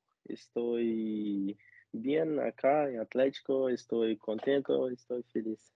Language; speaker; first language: Spanish; non-native, learner; Portuguese